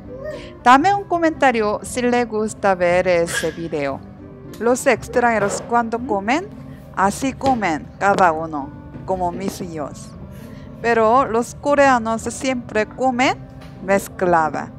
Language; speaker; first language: Spanish; non-native, learner; Korean